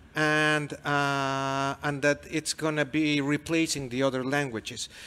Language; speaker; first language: English; non-native, fluent; Spanish